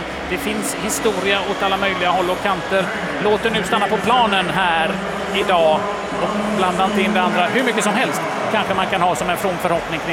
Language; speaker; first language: Swedish; native; Swedish